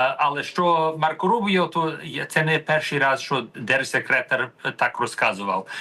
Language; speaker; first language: Ukrainian; early bilingual, heritage; Ukrainian